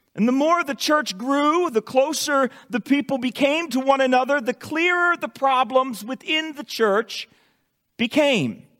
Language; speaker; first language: English; native; English